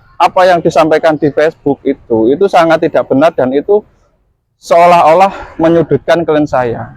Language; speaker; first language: Indonesian; native; Indonesian